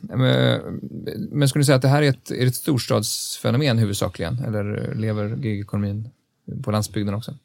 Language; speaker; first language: Swedish; native; Swedish